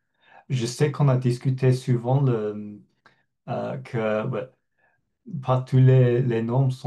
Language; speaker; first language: French; non-native, fluent; English